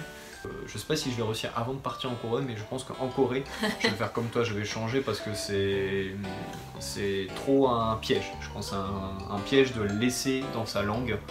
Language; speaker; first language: French; native; French